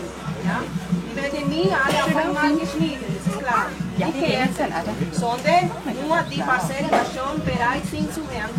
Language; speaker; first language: German; non-native, fluent; French